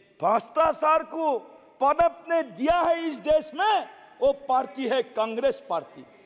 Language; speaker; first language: Hindi; non-native, local second language; Assamese